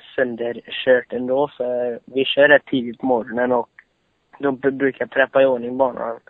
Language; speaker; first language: Swedish; native; Swedish